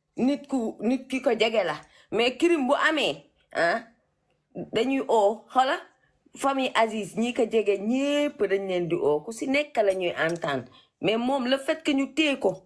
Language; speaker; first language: Wolof; native; Wolof